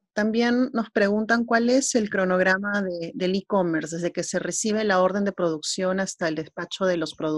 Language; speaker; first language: Spanish; native; Spanish